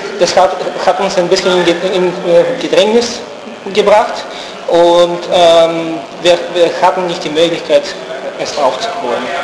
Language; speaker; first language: German; non-native, fluent; Bulgarian